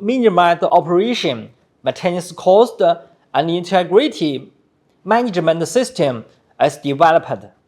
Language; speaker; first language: English; non-native, fluent; Chinese